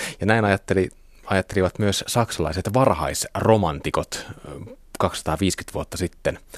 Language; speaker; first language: Finnish; native; Finnish